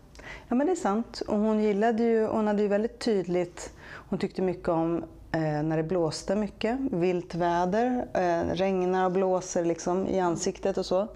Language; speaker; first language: Swedish; native; Swedish